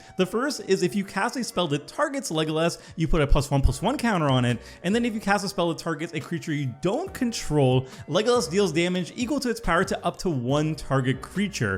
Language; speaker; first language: English; native; English